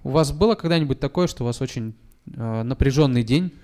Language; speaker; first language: Russian; native; Russian